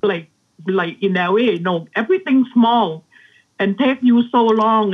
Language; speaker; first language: English; non-native, learner; Thai